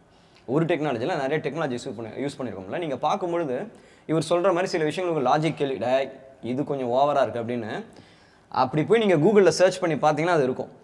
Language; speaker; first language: Tamil; native; Tamil